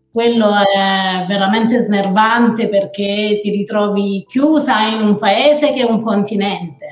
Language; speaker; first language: Italian; native; Italian